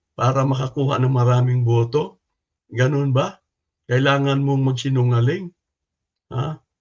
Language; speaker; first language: Filipino; non-native, local second language; Cebuano